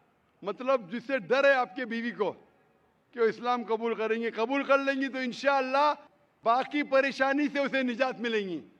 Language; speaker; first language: Hindi; native; Hindi